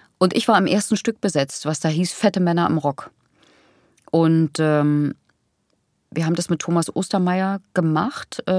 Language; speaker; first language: German; native; German